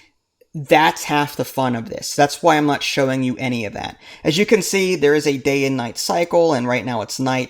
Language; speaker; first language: English; native; English